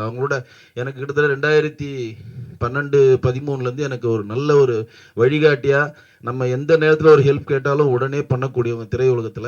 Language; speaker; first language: Tamil; native; Tamil